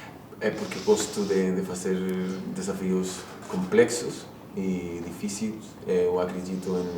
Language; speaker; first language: Portuguese; non-native, fluent; Spanish